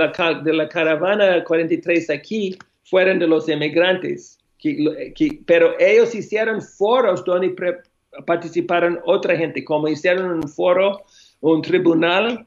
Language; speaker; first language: Spanish; non-native, fluent; English